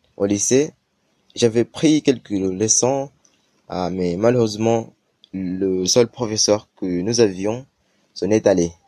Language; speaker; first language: French; non-native, learner; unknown